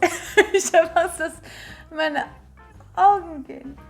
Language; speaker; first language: German; non-native, learner; Korean